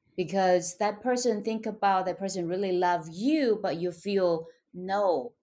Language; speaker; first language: English; non-native, fluent; Chinese